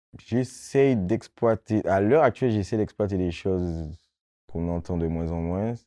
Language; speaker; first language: French; non-native, local second language; Guadeloupean Creole French